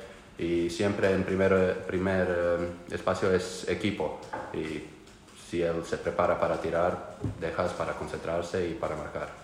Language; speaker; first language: Spanish; non-native, learner; Croatian